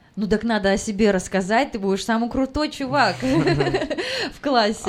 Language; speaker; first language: Russian; native; Russian